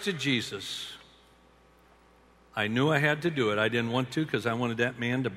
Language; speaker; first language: English; native; English